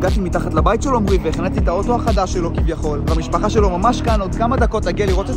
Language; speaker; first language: Hebrew; native; Hebrew